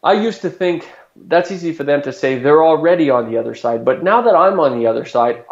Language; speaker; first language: English; native; English